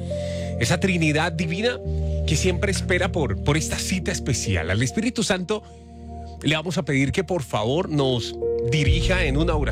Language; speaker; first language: Spanish; native; Spanish